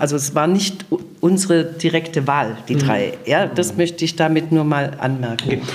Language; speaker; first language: German; native; German